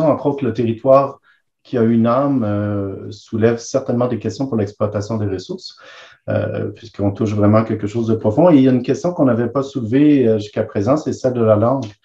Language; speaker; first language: French; native; French